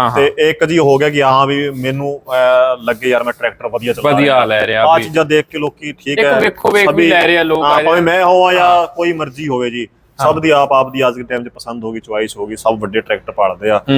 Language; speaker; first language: Punjabi; non-native, local second language; Haryanvi